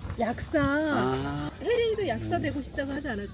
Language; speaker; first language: Korean; native; Korean